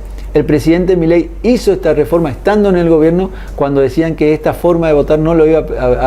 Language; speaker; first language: Spanish; native; Spanish